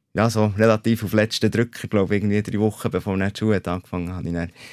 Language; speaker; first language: German; native; German